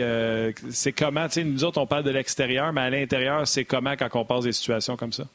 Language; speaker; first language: French; native; French